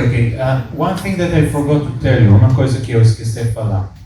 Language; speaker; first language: Portuguese; early bilingual, heritage; Hebrew